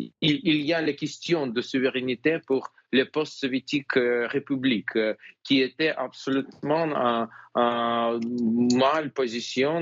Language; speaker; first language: French; non-native, fluent; Ukrainian